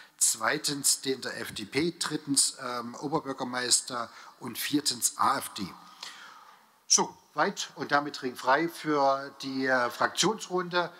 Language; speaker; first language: German; native; German